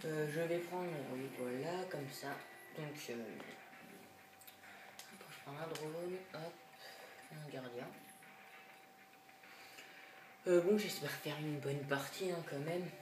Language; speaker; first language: French; native; French